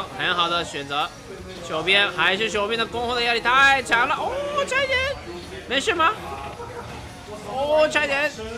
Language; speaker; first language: Chinese; non-native, fluent; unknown